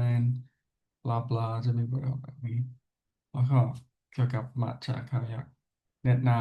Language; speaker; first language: Thai; non-native, learner; English